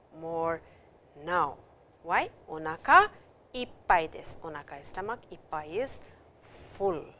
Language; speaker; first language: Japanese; non-native, fluent; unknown